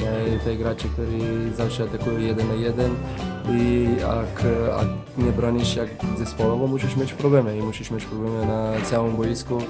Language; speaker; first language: Polish; non-native, learner; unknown